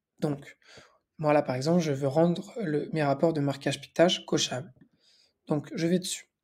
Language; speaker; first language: French; native; French